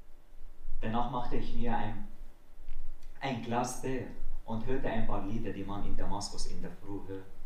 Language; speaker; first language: German; non-native, fluent; Arabic